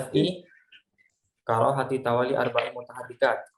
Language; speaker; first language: Arabic; non-native, fluent; Indonesian